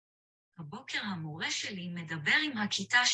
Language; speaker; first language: Hebrew; non-native, learner; English